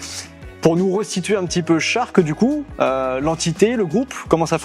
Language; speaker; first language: French; native; French